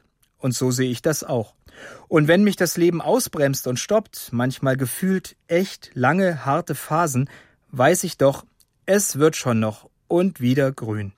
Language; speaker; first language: German; native; German